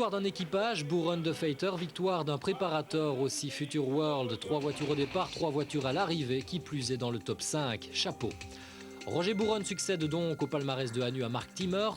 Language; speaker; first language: French; native; French